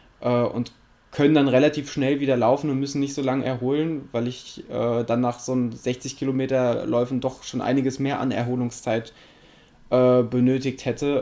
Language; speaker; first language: German; native; German